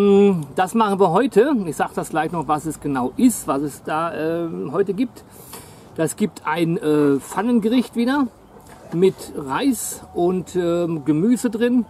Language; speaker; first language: German; native; German